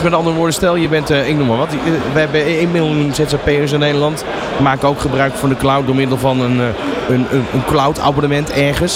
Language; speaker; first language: Dutch; native; Dutch